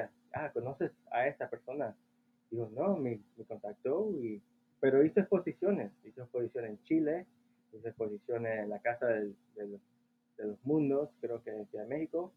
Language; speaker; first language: Spanish; early bilingual, heritage; Spanish